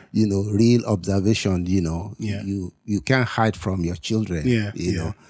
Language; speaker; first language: English; non-native, local second language; Yoruba